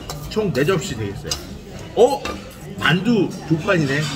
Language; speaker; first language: Korean; native; Korean